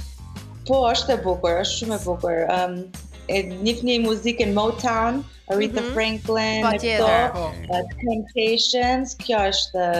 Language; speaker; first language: Albanian; early bilingual, heritage; Albanian